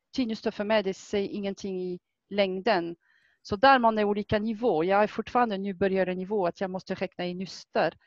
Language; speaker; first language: Swedish; non-native, fluent; French